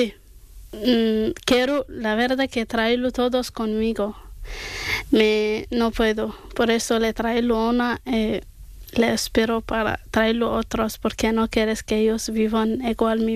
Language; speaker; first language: Spanish; non-native, learner; Arabic